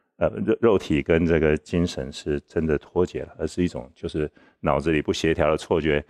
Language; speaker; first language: Chinese; native; Chinese